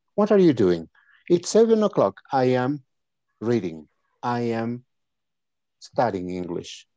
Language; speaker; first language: English; non-native, fluent; Spanish